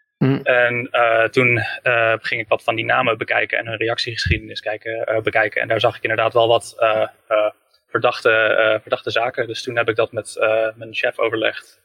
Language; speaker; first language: Dutch; native; Dutch